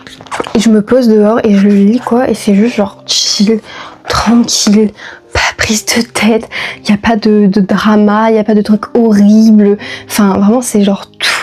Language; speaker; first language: French; native; French